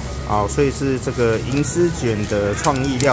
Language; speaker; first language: Chinese; native; Chinese